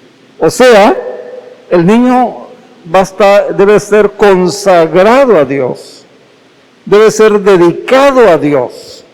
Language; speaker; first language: Spanish; native; Spanish